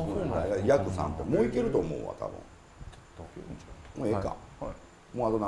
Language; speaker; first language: Japanese; native; Japanese